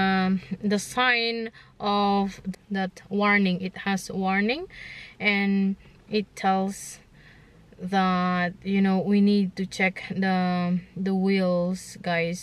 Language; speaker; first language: English; non-native, local second language; Filipino